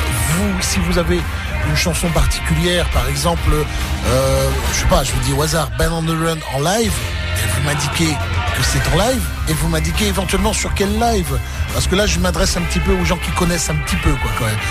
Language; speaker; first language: French; native; French